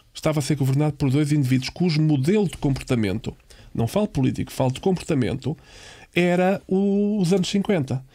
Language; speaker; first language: Portuguese; native; Portuguese